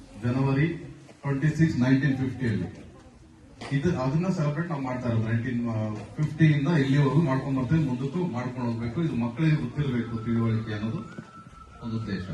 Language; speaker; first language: Kannada; native; Kannada